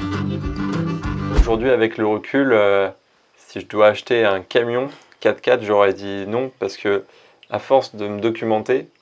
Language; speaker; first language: French; native; French